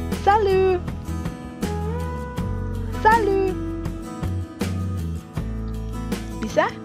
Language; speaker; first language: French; non-native, fluent; Indonesian